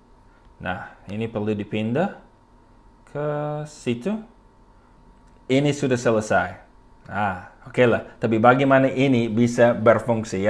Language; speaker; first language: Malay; non-native, fluent; English